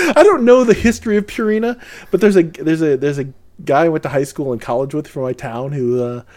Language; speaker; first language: English; early bilingual, other home language; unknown